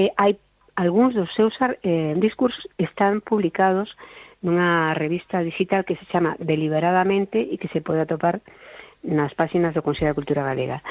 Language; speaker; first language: Galician; non-native, local second language; Spanish